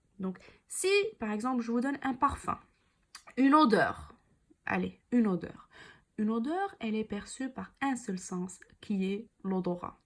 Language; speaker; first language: French; non-native, local second language; Arabic